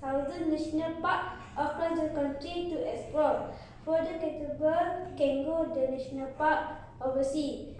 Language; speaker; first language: English; non-native, learner; Malay